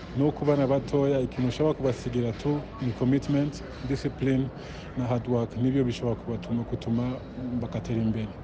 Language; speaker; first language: Kinyarwanda; non-native, fluent; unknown